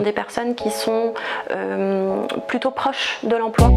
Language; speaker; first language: French; native; French